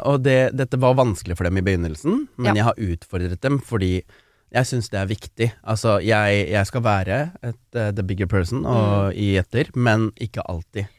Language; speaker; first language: Norwegian; early bilingual, other home language; Tamil